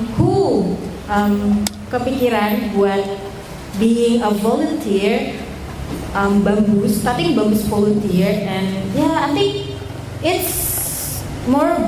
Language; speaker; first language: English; non-native, learner; Indonesian